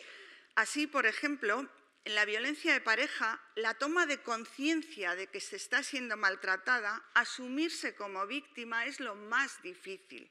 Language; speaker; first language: Spanish; native; Spanish